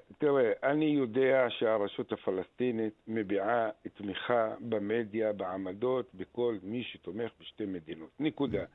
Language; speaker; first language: Hebrew; non-native, local second language; Arabic